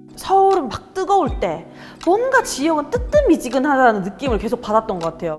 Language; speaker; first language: Korean; native; Korean